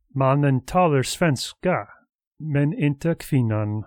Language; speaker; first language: Swedish; non-native, learner; English